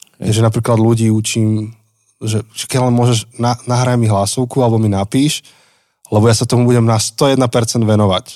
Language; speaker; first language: Slovak; native; Slovak